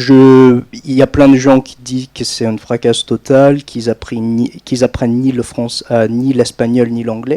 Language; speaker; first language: French; non-native, fluent; English